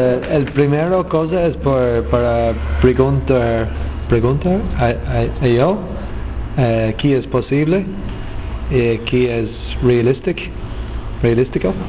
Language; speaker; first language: Spanish; non-native, learner; English